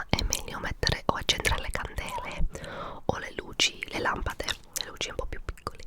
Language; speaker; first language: Italian; early bilingual, heritage; English